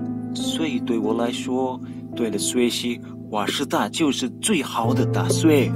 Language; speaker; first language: Chinese; non-native, fluent; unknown